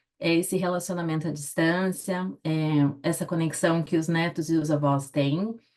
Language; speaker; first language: Portuguese; native; Portuguese